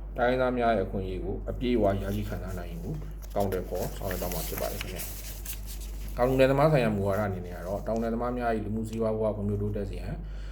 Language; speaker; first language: Burmese; non-native, local second language; Hakha Chin